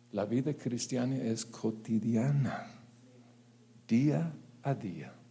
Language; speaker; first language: Spanish; non-native, fluent; English